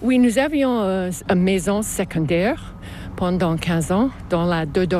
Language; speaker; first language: French; non-native, fluent; English